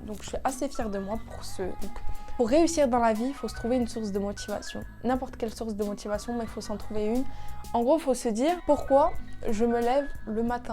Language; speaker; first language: French; native; French